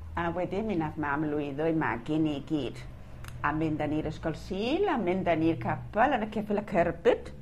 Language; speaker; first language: Welsh; early bilingual, heritage; Welsh